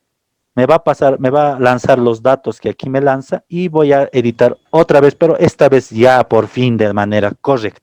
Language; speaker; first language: Spanish; native; Spanish